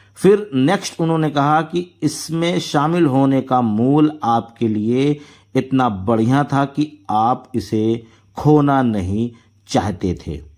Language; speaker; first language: Hindi; native; Hindi